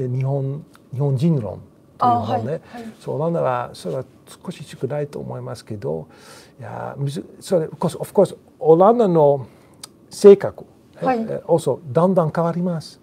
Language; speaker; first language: Japanese; non-native, learner; Dutch